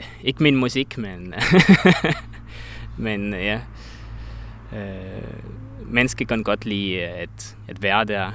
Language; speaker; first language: Danish; non-native, learner; Estonian